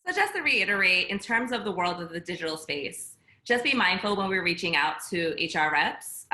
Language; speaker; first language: English; native; English